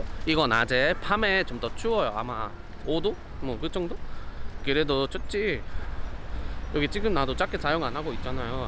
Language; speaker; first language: Korean; non-native, learner; Spanish